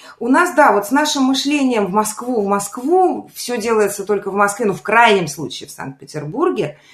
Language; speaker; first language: Russian; native; Russian